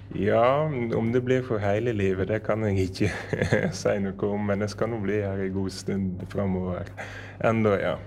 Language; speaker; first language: Norwegian; native; Norwegian